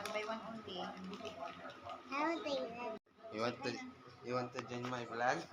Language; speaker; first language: English; non-native, local second language; Filipino